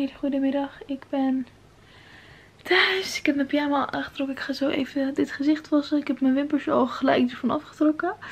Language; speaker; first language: Dutch; early bilingual, other home language; Arabic